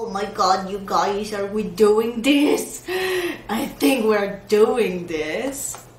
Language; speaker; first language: English; non-native, fluent; Spanish